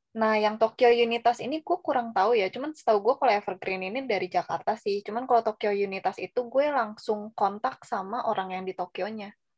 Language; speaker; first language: Indonesian; native; Indonesian